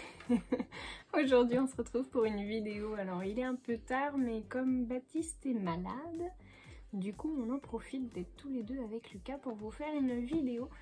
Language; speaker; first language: French; native; French